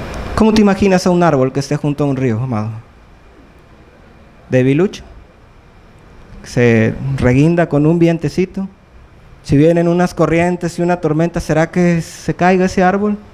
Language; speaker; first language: Spanish; native; Spanish